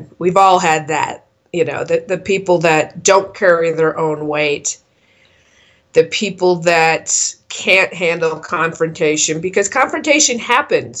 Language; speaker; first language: English; native; English